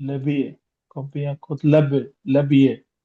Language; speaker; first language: French; non-native, learner; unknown